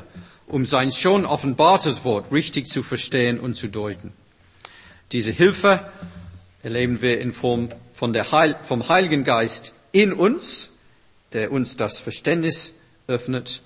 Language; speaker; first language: German; non-native, fluent; English